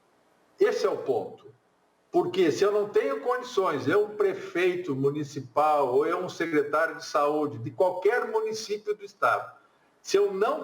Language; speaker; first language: Portuguese; native; Portuguese